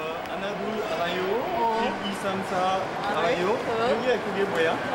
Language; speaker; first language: Korean; non-native, learner; French